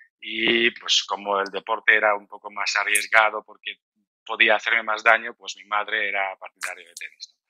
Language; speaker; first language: Spanish; non-native, fluent; Georgian